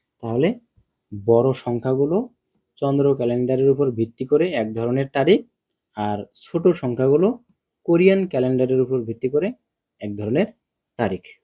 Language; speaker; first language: Bangla; native; Bangla